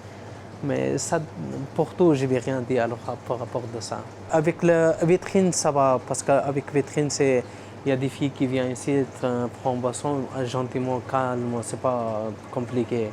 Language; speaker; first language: French; non-native, learner; Persian